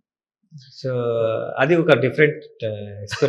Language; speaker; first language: Telugu; non-native, local second language; Kannada